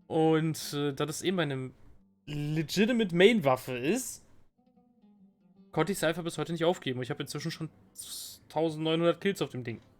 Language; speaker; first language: German; native; German